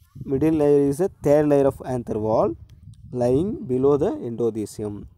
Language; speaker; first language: English; non-native, local second language; Tamil